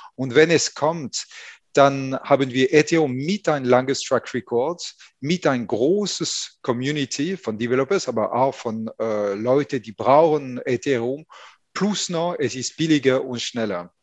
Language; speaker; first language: German; non-native, fluent; French